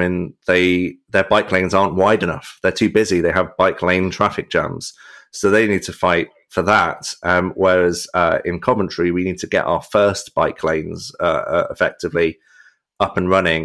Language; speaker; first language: English; native; English